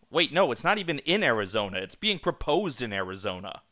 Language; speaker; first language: English; native; English